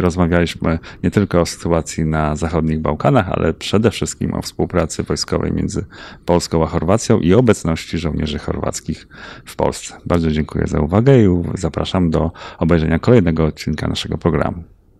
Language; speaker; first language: Polish; native; Polish